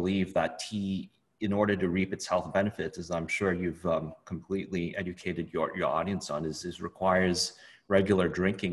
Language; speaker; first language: English; non-native, local second language; Cantonese